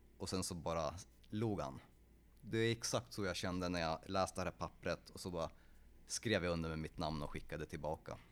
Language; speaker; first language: Swedish; early bilingual, other home language; Polish